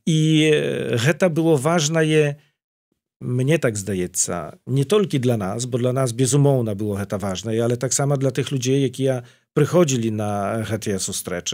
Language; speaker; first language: Polish; non-native, learner; Belarusian